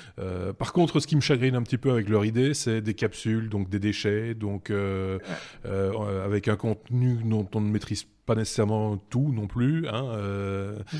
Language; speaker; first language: French; native; French